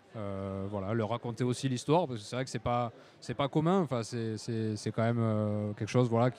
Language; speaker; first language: French; native; French